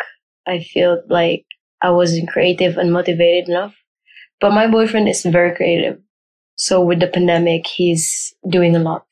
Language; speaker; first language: English; non-native, local second language; Surigaonon